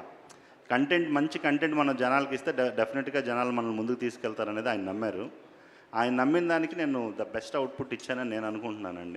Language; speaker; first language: Telugu; native; Telugu